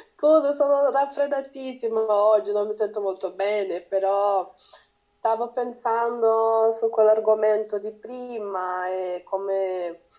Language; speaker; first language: Italian; non-native, learner; Portuguese